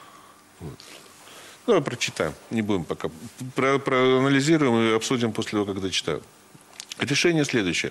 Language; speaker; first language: Russian; native; Russian